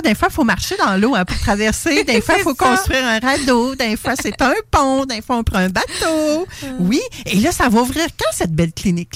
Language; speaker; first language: French; native; French